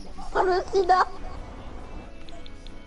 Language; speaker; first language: French; native; French